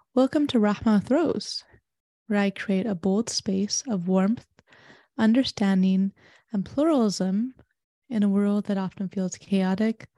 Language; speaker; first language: English; native; English